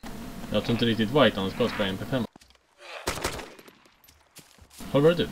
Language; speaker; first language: Swedish; native; Swedish